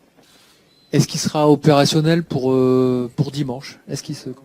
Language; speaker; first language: French; native; French